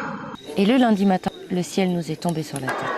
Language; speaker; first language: French; native; French